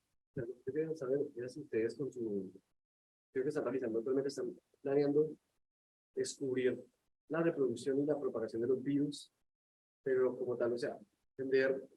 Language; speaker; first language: Spanish; native; Spanish